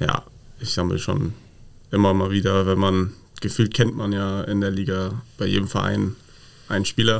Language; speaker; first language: German; native; German